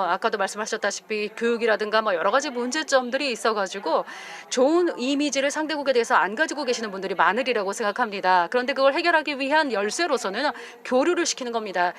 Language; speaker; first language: Korean; non-native, fluent; Japanese